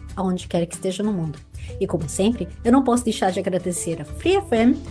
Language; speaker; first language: Portuguese; native; Portuguese